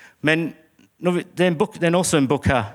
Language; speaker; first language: Norwegian; non-native, fluent; English